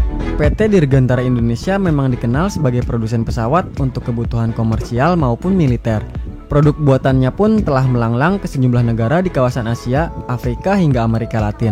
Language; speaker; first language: Indonesian; native; Indonesian